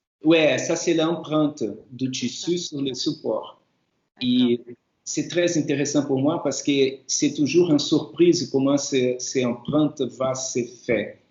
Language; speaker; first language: French; non-native, fluent; Portuguese